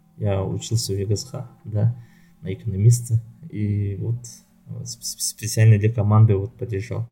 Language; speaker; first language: Russian; non-native, local second language; Yakut